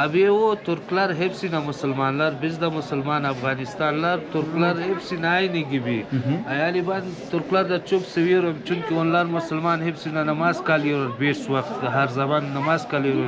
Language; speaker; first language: Turkish; non-native, learner; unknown